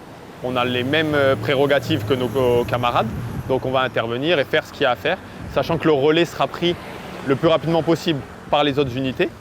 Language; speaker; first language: French; native; French